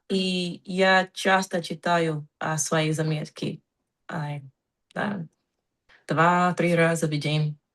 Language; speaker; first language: Russian; non-native, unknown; English